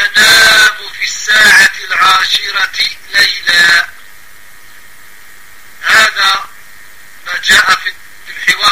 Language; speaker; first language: Arabic; non-native, fluent; French